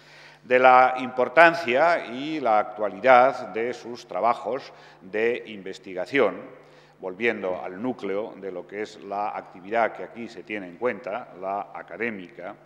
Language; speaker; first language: Spanish; native; Spanish